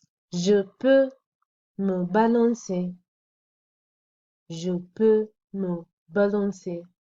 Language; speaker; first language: French; non-native, fluent; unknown